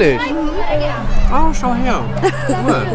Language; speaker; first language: German; native; German